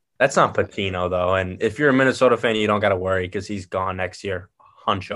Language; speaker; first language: English; native; English